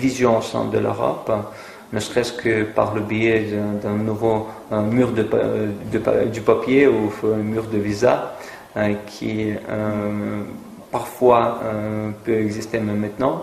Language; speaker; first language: French; non-native, fluent; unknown